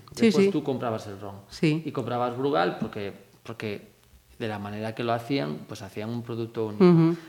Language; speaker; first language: Spanish; native; Spanish